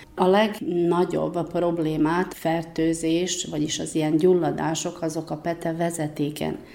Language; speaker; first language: Hungarian; native; Hungarian